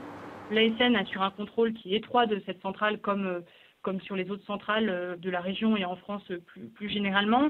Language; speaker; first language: French; native; French